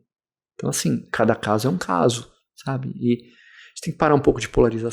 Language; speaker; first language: Portuguese; native; Portuguese